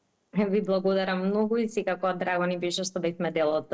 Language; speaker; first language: Macedonian; native; Macedonian